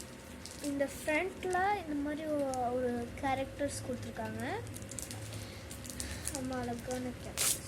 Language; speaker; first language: Tamil; early bilingual, heritage; Tamil